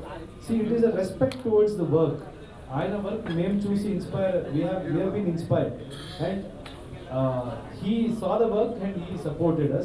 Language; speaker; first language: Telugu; non-native, fluent; Kannada